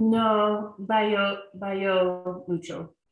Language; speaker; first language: Spanish; non-native, learner; English